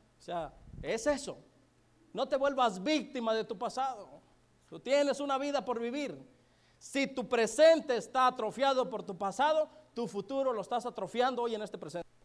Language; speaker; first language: Spanish; native; Spanish